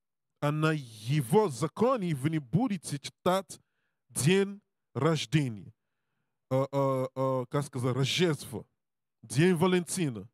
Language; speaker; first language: Russian; non-native, learner; English